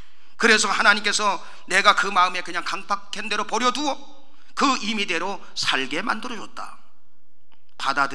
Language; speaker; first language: Korean; native; Korean